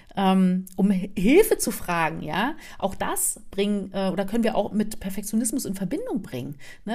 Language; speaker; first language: German; native; German